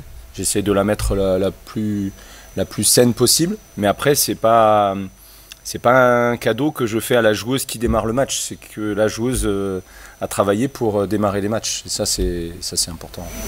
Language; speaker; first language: French; native; French